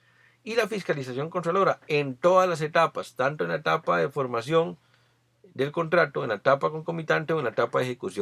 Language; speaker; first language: Spanish; native; Spanish